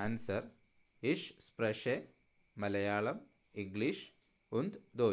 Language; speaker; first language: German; non-native, learner; Malayalam